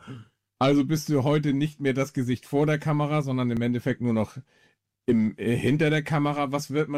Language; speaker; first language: German; native; German